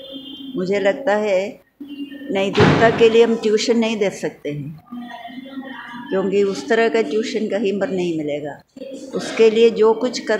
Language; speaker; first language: Hindi; non-native, local second language; Malayalam